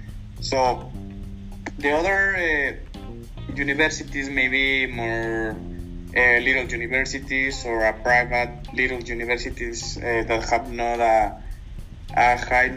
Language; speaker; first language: English; non-native, learner; Spanish